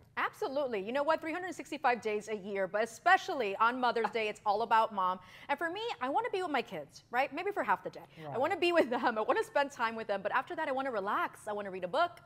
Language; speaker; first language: English; native; English